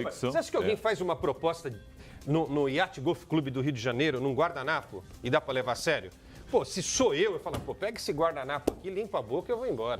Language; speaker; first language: Portuguese; native; Portuguese